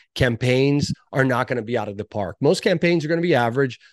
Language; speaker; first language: English; early bilingual, other home language; Portuguese